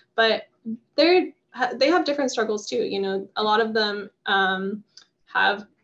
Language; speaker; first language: English; native; English